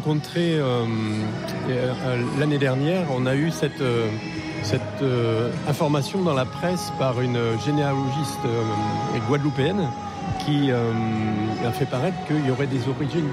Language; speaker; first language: French; native; French